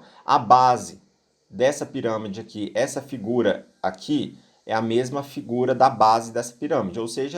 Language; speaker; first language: Portuguese; native; Portuguese